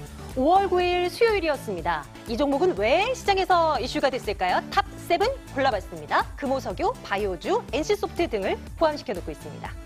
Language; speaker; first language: Korean; native; Korean